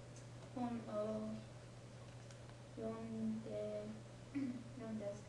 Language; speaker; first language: Japanese; non-native, learner; English